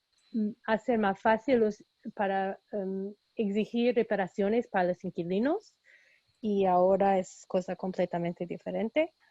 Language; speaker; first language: Spanish; early bilingual, heritage; Spanish